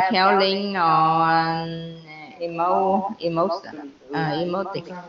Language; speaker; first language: English; non-native, learner; Vietnamese